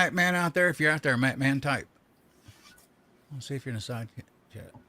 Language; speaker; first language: English; native; English